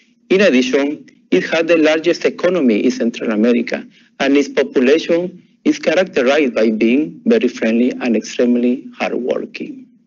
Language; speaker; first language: English; non-native, fluent; Spanish